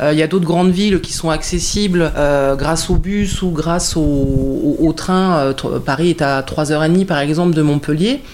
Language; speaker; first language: French; native; French